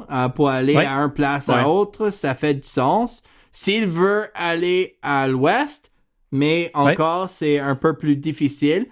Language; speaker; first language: French; non-native, learner; English